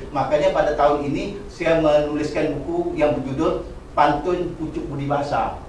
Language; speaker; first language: Malay; native; Malay